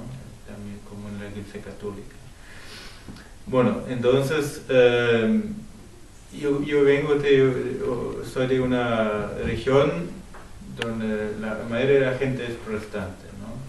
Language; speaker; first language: Spanish; non-native, fluent; German